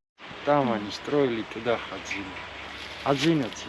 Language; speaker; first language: Russian; non-native, learner; Georgian